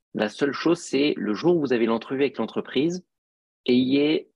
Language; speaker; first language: French; native; French